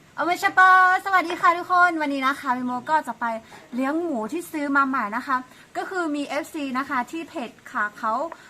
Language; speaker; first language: Thai; non-native, local second language; S'gaw Karen